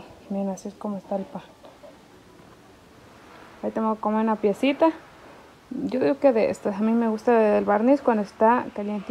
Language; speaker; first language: Spanish; native; Spanish